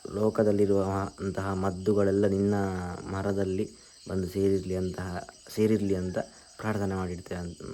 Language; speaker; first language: Kannada; non-native, local second language; Tulu